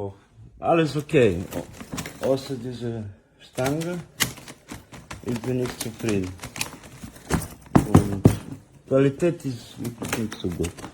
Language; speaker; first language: German; non-native, learner; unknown